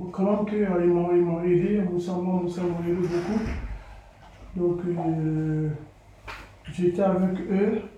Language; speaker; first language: French; non-native, learner; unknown